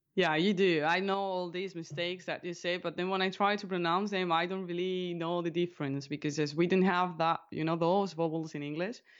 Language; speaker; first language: English; non-native, fluent; Spanish